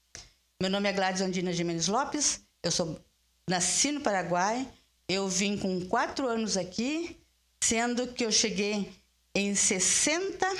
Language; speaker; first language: Portuguese; early bilingual, other home language; Spanish